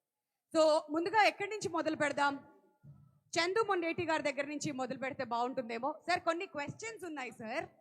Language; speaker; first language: Telugu; native; Telugu